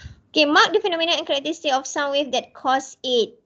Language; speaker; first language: English; non-native, local second language; Malay